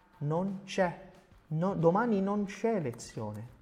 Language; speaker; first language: Italian; non-native, fluent; Portuguese